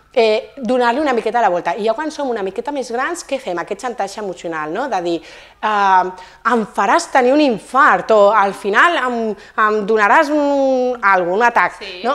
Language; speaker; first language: Catalan; native; Catalan